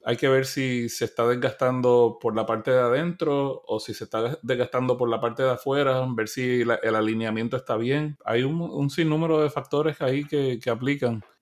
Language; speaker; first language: Spanish; native; Spanish